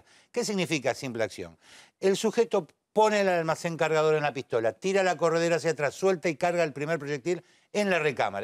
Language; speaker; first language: Spanish; native; Spanish